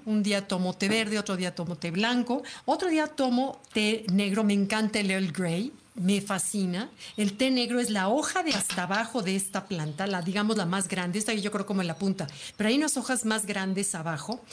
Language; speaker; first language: Spanish; native; Spanish